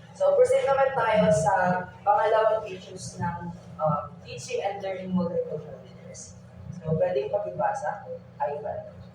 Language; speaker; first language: Filipino; non-native, local second language; Iloko